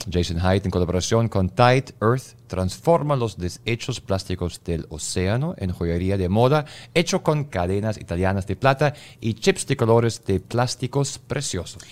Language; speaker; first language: Spanish; non-native, fluent; German